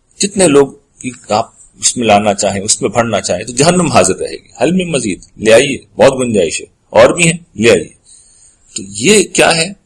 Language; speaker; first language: Urdu; native; Urdu